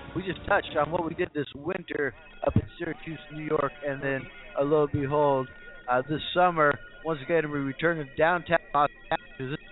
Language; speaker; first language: English; native; English